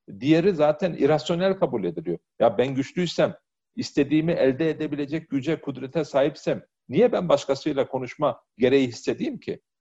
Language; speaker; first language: Turkish; early bilingual, heritage; Turkish